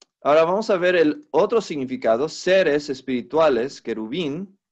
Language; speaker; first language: Spanish; non-native, fluent; English